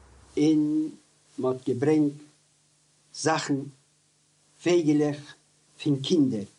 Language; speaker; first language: German; non-native, learner; Yiddish